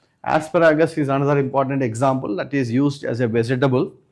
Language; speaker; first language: English; non-native, local second language; Telugu